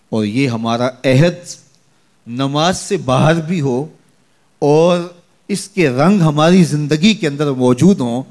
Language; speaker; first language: Urdu; non-native, local second language; Punjabi